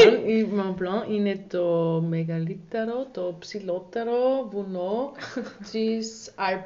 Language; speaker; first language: Greek; non-native, learner; German